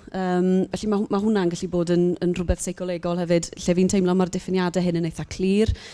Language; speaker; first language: Welsh; native; Welsh